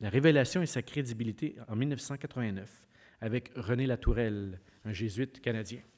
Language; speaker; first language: French; native; French